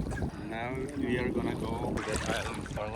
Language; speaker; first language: English; non-native, fluent; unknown